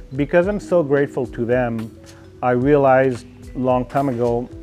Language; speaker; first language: English; native; English